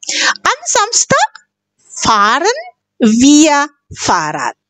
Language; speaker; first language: German; non-native, fluent; Indonesian